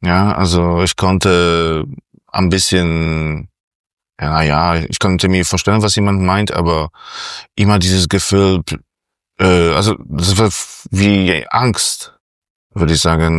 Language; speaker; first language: German; non-native, fluent; Polish